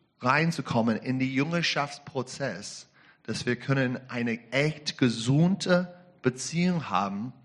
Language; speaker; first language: German; non-native, learner; English